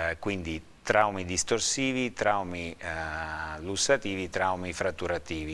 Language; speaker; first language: Italian; native; Italian